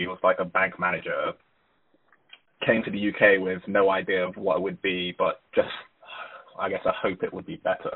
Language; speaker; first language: English; native; English